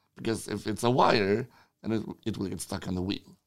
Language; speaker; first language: English; non-native, fluent; Swedish